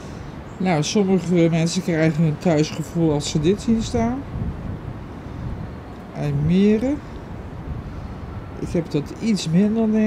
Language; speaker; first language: Dutch; native; Dutch